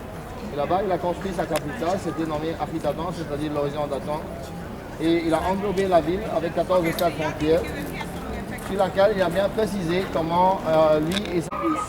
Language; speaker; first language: French; non-native, fluent; Arabic